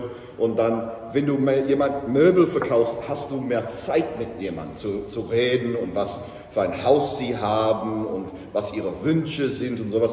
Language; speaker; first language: German; non-native, fluent; English